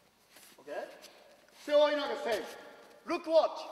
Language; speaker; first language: English; non-native, learner; Japanese